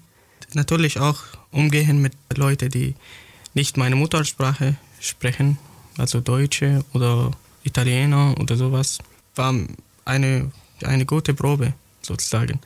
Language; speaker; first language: German; non-native, learner; Arabic